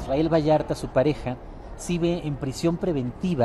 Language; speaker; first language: Spanish; native; Spanish